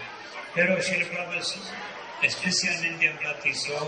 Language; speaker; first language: Spanish; non-native, fluent; Portuguese